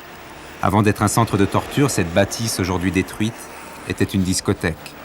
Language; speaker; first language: French; native; French